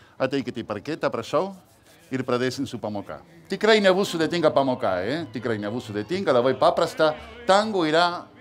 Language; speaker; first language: Lithuanian; non-native, fluent; Spanish